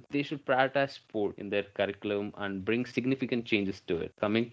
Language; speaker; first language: English; non-native, local second language; Kannada